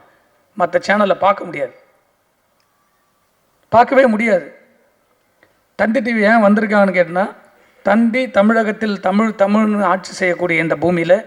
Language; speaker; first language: Tamil; native; Tamil